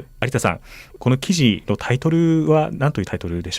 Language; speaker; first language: Japanese; native; Japanese